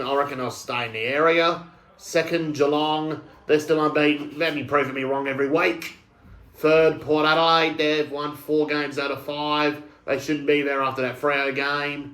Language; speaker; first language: English; native; English